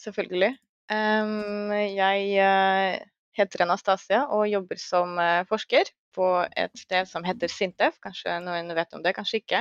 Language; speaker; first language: Norwegian; non-native, fluent; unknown